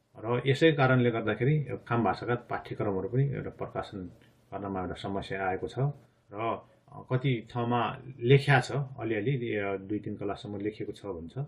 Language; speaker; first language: Nepali; non-native, local second language; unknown